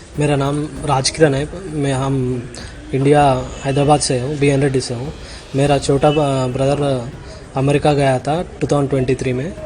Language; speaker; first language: Hindi; non-native, local second language; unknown